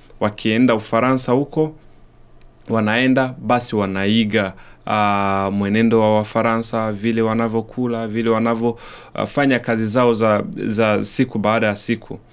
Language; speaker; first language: Swahili; non-native, local second language; Rundi